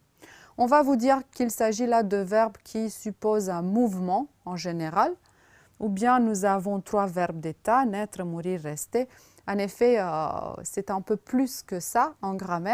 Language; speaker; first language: French; non-native, fluent; Romanian